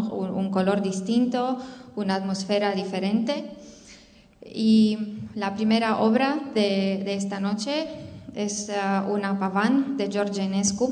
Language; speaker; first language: Spanish; non-native, fluent; Romanian